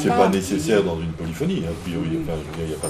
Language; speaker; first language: French; native; French